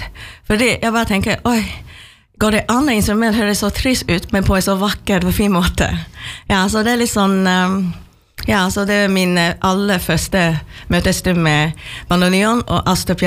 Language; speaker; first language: Norwegian; non-native, learner; Chinese